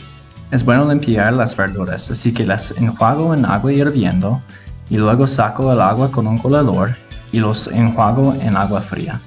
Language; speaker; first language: Spanish; non-native, learner; English